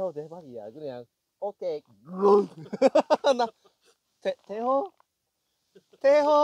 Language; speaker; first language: Korean; non-native, learner; English